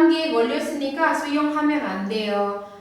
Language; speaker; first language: Korean; non-native, fluent; Indonesian